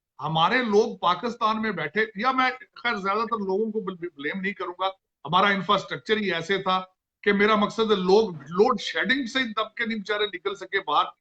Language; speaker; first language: Urdu; non-native, local second language; Punjabi